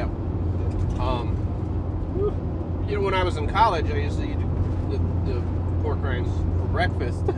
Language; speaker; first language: English; native; English